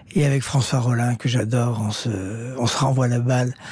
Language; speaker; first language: French; native; French